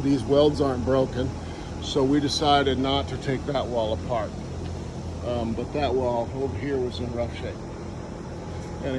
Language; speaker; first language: English; native; English